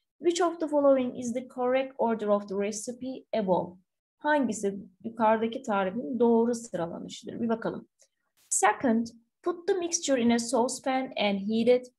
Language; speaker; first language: English; non-native, fluent; Turkish